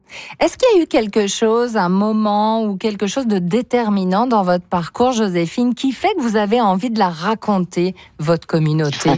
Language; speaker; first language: French; native; French